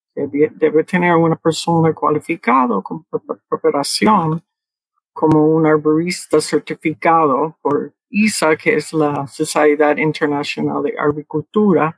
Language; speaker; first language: Spanish; early bilingual, heritage; Spanish